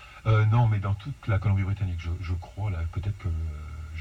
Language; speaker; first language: French; native; French